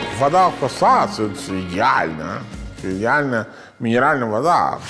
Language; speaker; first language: Ukrainian; non-native, learner; Italian